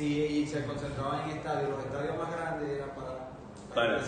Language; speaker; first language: Spanish; native; Spanish